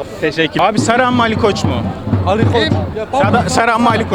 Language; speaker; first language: Turkish; native; Turkish